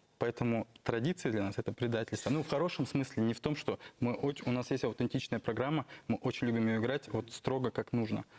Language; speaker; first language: Russian; native; Russian